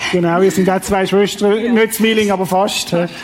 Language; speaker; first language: German; native; German